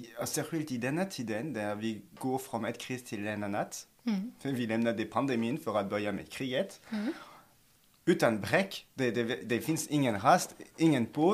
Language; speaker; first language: Swedish; non-native, fluent; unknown